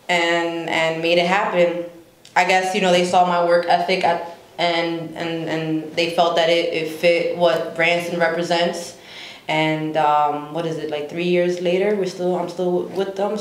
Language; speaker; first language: English; native; English